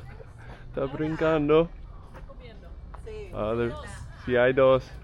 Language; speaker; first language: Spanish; non-native, fluent; English